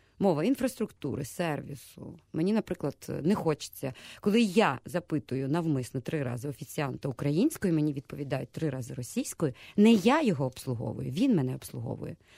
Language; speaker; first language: Ukrainian; native; Ukrainian